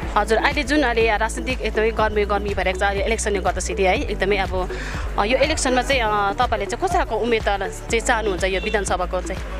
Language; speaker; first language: Nepali; native; Nepali